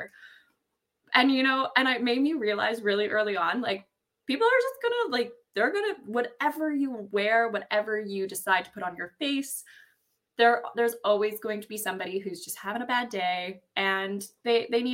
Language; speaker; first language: English; native; English